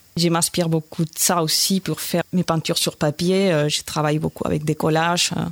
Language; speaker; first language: French; non-native, fluent; Spanish